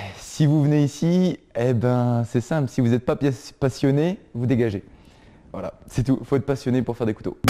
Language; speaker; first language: French; native; French